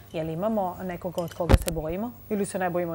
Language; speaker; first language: Serbian; native; Serbian